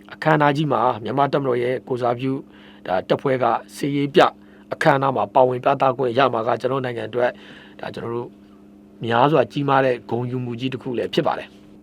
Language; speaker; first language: Burmese; native; Burmese